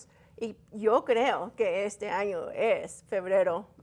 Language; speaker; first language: Spanish; early bilingual, heritage; Spanish